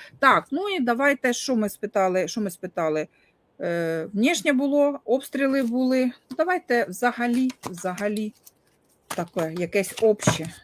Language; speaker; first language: Ukrainian; non-native, local second language; Russian